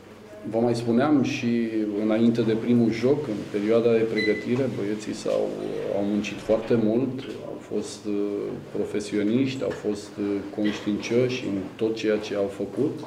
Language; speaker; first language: Romanian; native; Romanian